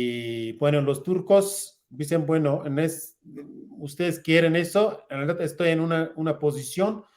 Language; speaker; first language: Spanish; non-native, learner; Kurdish